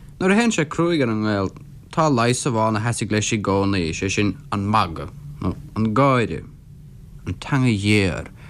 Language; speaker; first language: Irish; non-native, local second language; English